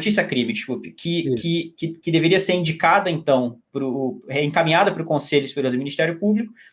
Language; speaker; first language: Portuguese; native; Portuguese